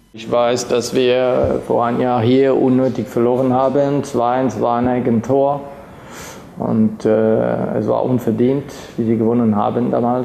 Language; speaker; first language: German; non-native, fluent; French